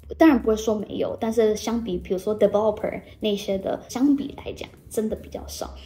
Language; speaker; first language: Chinese; native; Chinese